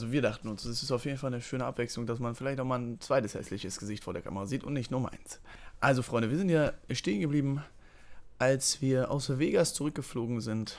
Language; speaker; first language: German; native; German